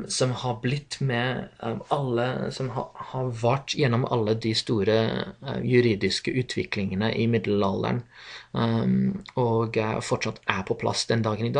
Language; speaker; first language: Norwegian; non-native, fluent; English